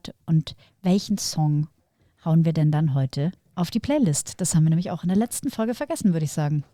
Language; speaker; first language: German; native; German